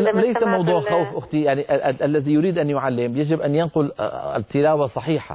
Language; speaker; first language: Arabic; native; Arabic